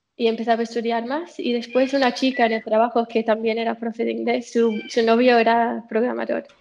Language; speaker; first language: Spanish; non-native, fluent; English